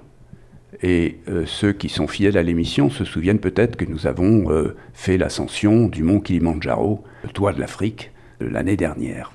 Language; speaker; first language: French; native; French